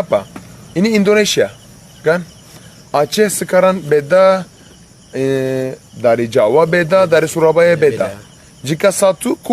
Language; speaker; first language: Indonesian; non-native, learner; Turkish